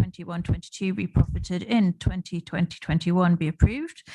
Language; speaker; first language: English; native; English